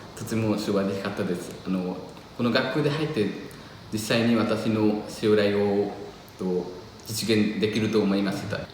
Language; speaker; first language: Japanese; non-native, learner; Nepali